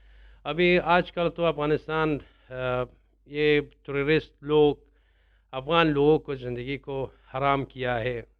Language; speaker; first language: Hindi; non-native, learner; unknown